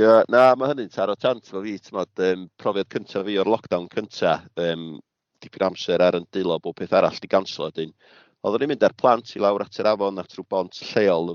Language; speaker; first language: Welsh; native; Welsh